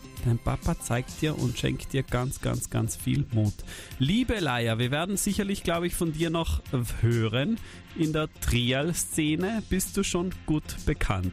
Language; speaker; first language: German; native; German